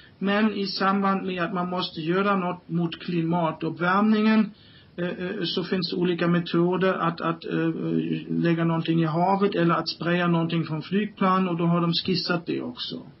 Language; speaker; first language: Swedish; non-native, fluent; German